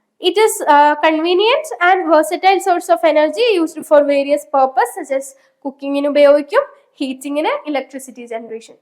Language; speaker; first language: English; non-native, local second language; Malayalam